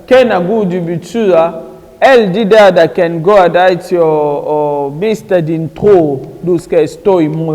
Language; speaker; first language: Danish; non-native, learner; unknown